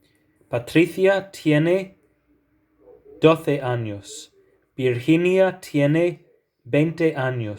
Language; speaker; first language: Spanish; non-native, fluent; English